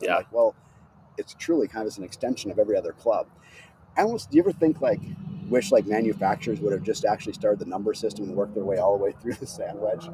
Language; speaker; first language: English; native; English